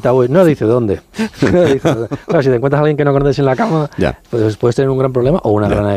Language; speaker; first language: Spanish; native; Spanish